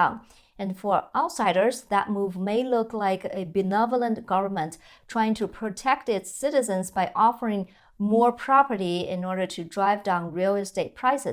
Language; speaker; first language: English; non-native, fluent; Chinese